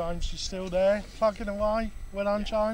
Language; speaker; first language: English; native; English